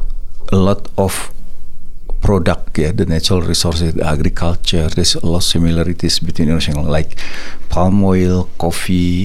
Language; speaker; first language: English; non-native, learner; Indonesian